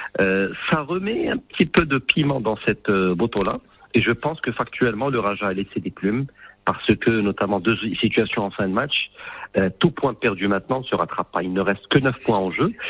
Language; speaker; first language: French; non-native, local second language; Arabic